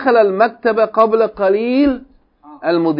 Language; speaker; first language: Arabic; non-native, fluent; English